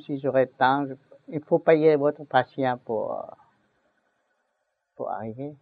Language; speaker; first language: French; non-native, learner; Vietnamese